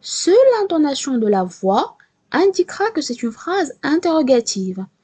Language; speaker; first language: French; non-native, local second language; Arabic